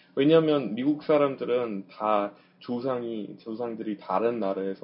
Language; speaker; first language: Korean; non-native, fluent; English